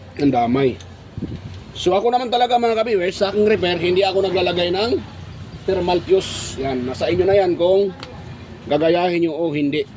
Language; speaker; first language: Filipino; non-native, local second language; Cebuano